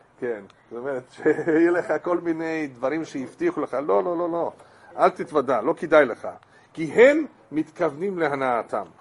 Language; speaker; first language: Hebrew; non-native, fluent; English